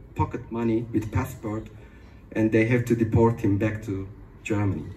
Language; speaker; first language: English; non-native, fluent; Turkish